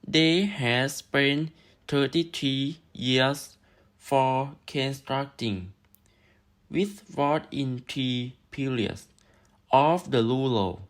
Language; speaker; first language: English; non-native, learner; Thai